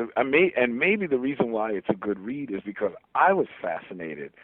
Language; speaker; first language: English; native; English